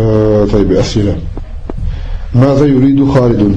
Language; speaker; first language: Arabic; non-native, fluent; French